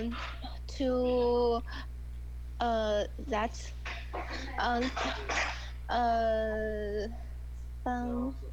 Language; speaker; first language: English; non-native, learner; Chinese